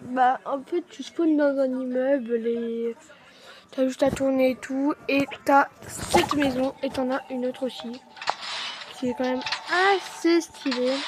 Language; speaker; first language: French; native; French